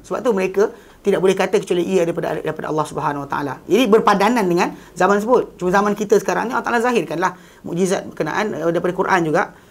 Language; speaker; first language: Malay; native; Malay